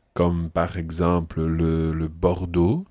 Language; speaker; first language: French; non-native, fluent; English